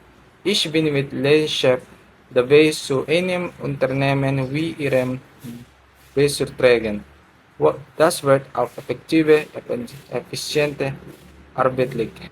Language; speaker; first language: German; non-native, learner; Filipino